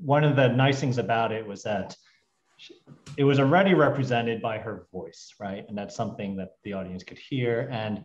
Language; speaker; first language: English; native; English